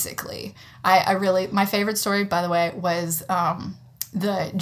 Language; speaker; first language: English; native; English